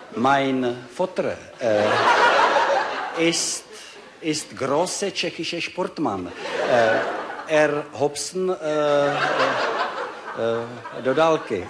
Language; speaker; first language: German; non-native, learner; Czech